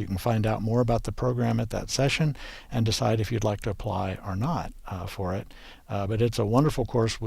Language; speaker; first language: English; native; English